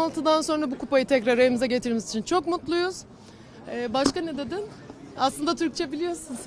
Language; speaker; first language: Turkish; native; Turkish